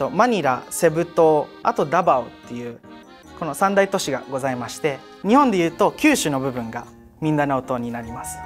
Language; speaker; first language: Japanese; early bilingual, other home language; Cebuano